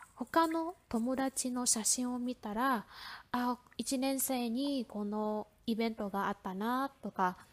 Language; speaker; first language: Japanese; non-native, fluent; Vietnamese